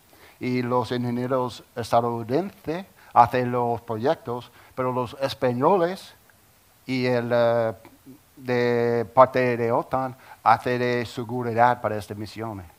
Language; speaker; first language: Spanish; non-native, learner; English